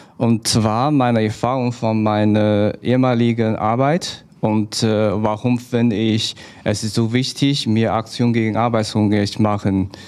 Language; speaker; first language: German; non-native, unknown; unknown